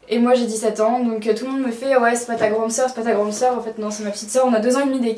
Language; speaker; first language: French; native; French